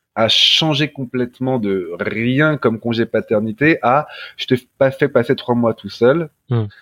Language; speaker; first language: French; native; French